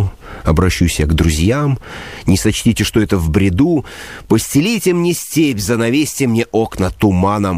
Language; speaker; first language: Russian; native; Russian